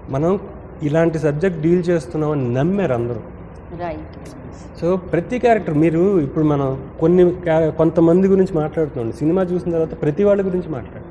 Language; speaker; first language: Telugu; native; Telugu